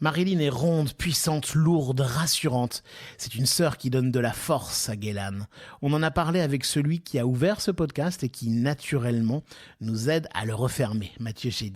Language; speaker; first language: French; native; French